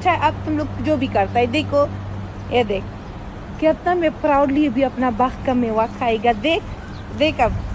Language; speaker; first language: Hindi; non-native, local second language; Pashto